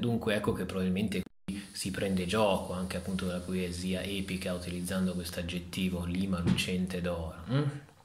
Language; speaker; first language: Italian; native; Italian